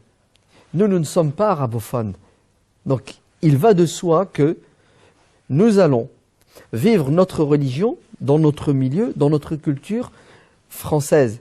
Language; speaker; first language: French; early bilingual, other home language; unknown